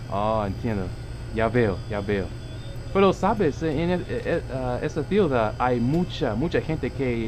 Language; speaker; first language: Spanish; non-native, learner; English